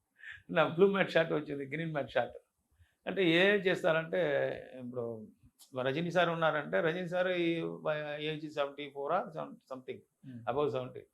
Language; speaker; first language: Telugu; non-native, learner; Tamil